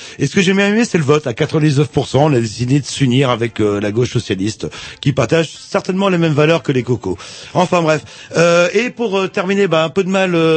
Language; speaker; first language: French; native; French